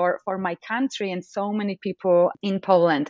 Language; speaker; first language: English; non-native, fluent; Polish